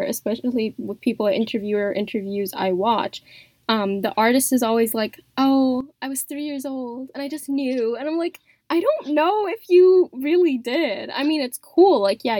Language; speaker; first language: English; native; English